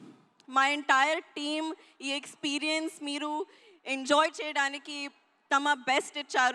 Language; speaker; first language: Telugu; non-native, learner; Hindi